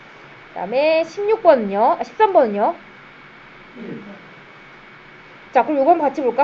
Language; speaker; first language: Korean; native; Korean